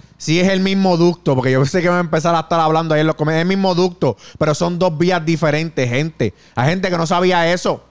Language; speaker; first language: Spanish; native; Spanish